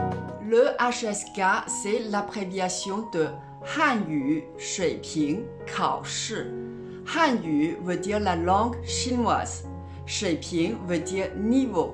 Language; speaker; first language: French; non-native, fluent; Chinese